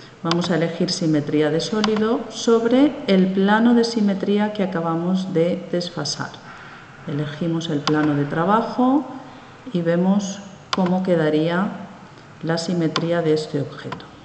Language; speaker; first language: Spanish; native; Spanish